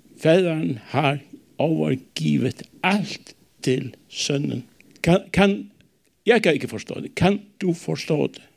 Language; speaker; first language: Danish; non-native, local second language; Faroese